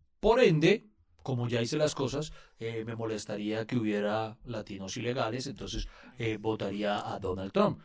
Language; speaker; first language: Spanish; native; Spanish